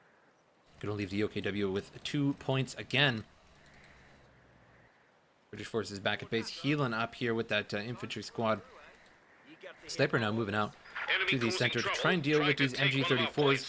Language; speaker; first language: English; native; English